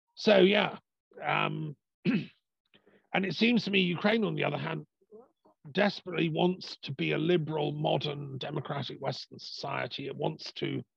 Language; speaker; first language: English; native; English